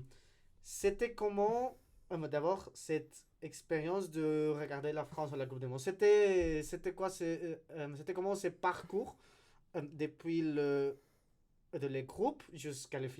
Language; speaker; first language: French; non-native, learner; Spanish